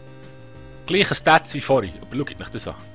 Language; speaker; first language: German; native; German